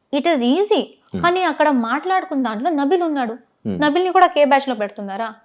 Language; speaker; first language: Telugu; non-native, local second language; Tamil